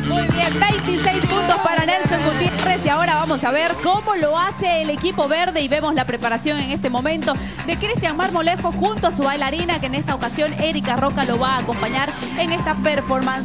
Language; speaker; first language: Spanish; native; Spanish